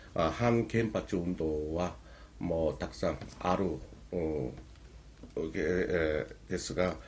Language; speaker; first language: Japanese; non-native, learner; Korean